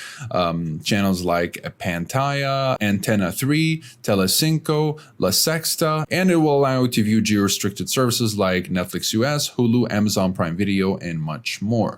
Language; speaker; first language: English; native; English